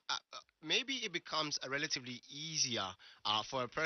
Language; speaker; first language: English; non-native, local second language; Tswana